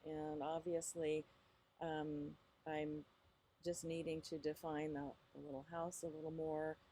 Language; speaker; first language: English; native; English